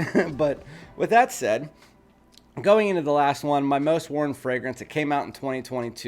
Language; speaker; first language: English; native; English